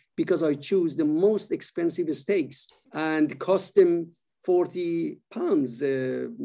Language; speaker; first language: English; non-native, fluent; Persian